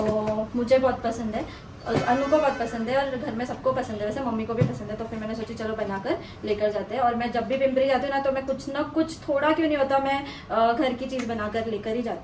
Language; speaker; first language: Hindi; native; Hindi